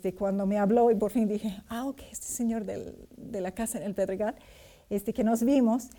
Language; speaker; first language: Spanish; non-native, fluent; English